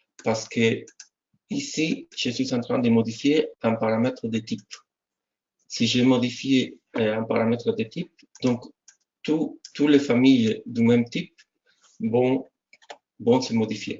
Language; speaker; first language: French; non-native, fluent; Spanish